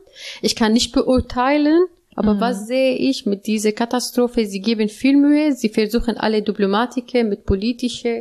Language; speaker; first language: German; non-native, learner; Arabic